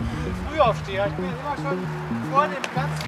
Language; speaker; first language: German; native; German